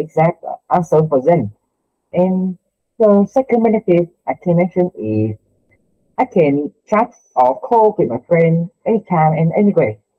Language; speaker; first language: English; non-native, learner; Vietnamese